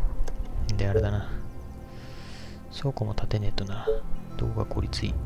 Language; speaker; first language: Japanese; native; Japanese